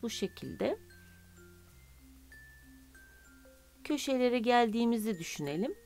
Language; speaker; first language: Turkish; native; Turkish